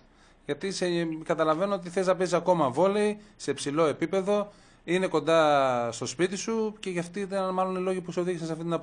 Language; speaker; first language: Greek; native; Greek